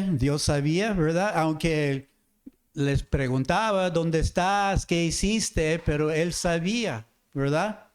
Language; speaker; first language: Spanish; non-native, fluent; English